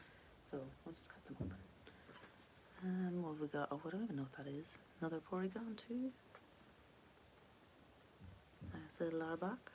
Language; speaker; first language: English; native; English